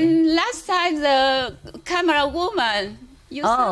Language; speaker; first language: English; non-native, learner; Vietnamese